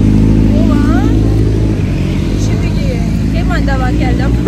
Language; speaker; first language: Persian; non-native, learner; Turkish